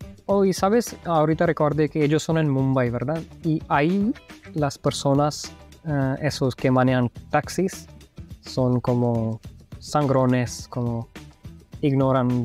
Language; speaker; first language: Spanish; non-native, fluent; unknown